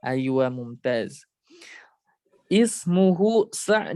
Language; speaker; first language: Arabic; non-native, fluent; Indonesian